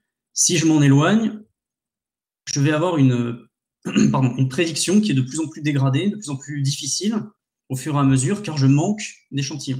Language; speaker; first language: French; native; French